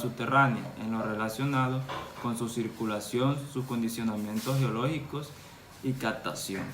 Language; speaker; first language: Spanish; native; Spanish